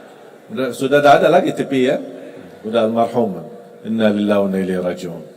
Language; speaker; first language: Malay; non-native, fluent; Arabic